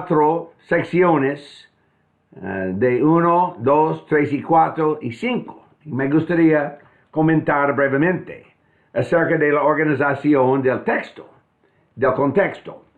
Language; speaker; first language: Spanish; non-native, fluent; English